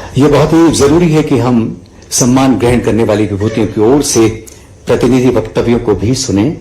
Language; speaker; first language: Hindi; native; Hindi